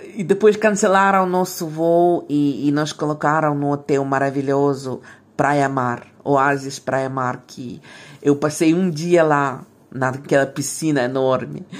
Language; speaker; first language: Portuguese; non-native, fluent; Ukrainian